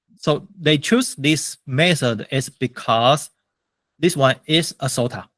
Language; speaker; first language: English; non-native, fluent; Chinese